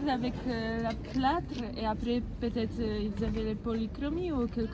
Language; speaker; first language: French; non-native, fluent; Polish